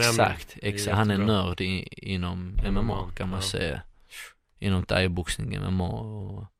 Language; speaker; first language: Swedish; non-native, fluent; Russian